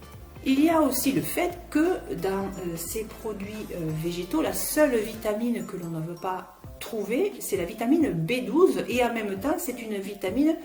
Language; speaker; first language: French; native; French